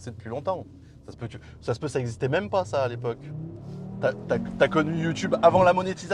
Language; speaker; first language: French; native; French